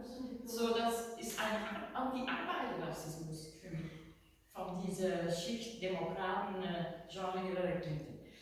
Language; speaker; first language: German; non-native, learner; Dutch